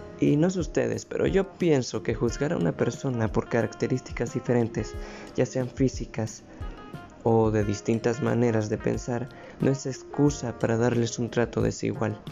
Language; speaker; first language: Spanish; native; Spanish